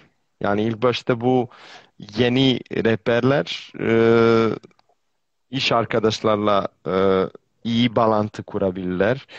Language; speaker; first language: Turkish; non-native, fluent; Serbian